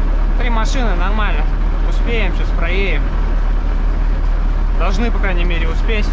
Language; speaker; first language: Russian; native; Russian